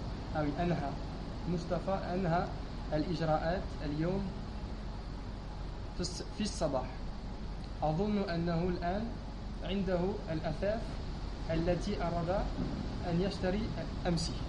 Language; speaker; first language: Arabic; non-native, learner; French